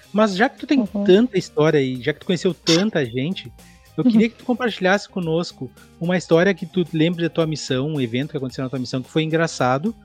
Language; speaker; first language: Portuguese; native; Portuguese